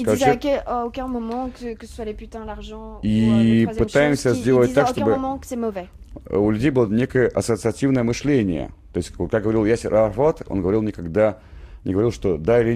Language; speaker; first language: Russian; native; Russian